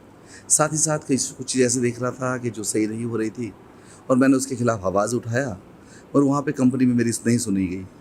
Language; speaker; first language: Hindi; native; Hindi